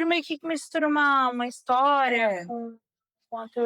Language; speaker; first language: Portuguese; native; Portuguese